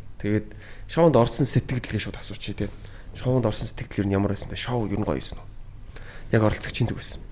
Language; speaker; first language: Mongolian; native; Mongolian